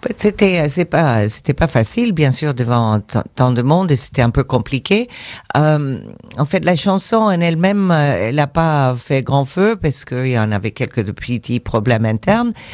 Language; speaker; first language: French; non-native, fluent; English